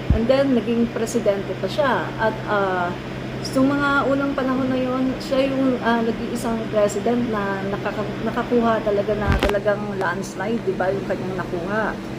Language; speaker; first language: Filipino; non-native, local second language; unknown